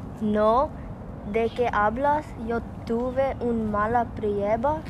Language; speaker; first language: Spanish; non-native, learner; English